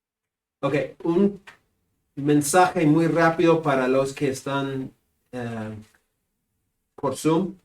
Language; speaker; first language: Spanish; non-native, fluent; English